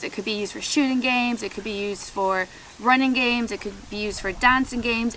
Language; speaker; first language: English; native; English